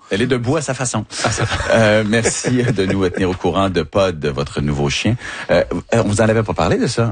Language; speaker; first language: French; native; French